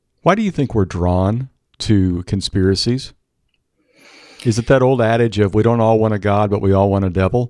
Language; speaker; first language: English; native; English